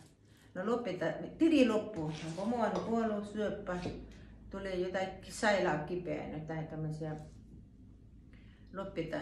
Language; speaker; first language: Finnish; non-native, learner; Thai